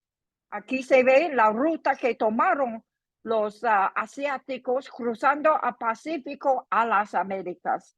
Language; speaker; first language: Spanish; non-native, fluent; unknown